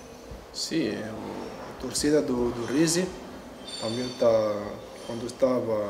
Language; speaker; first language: Portuguese; non-native, learner; Arabic